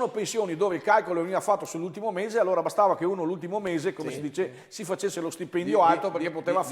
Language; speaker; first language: Italian; native; Italian